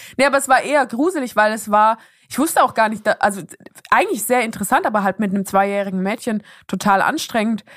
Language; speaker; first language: German; native; German